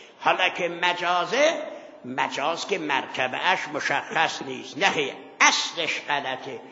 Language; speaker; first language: Persian; non-native, local second language; Azerbaijani